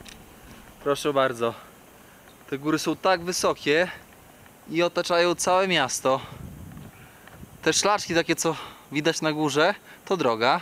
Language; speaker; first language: Polish; native; Polish